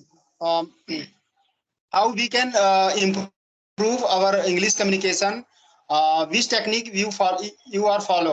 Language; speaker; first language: English; non-native, learner; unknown